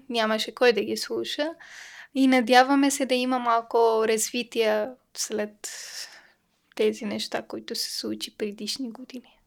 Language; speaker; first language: Bulgarian; non-native, learner; Persian